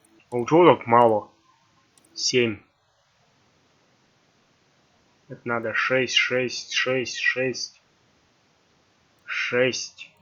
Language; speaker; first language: Russian; native; Russian